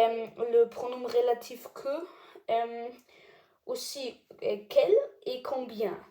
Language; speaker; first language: French; non-native, learner; German